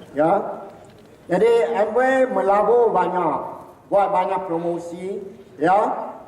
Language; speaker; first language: Malay; non-native, local second language; Min Nan Chinese